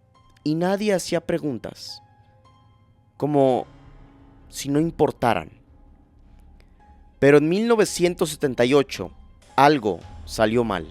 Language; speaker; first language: Spanish; native; Spanish